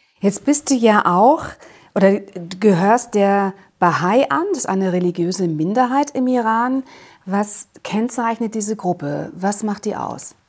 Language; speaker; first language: German; native; German